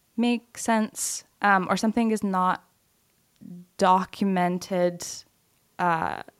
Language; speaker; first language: English; non-native, fluent; Lithuanian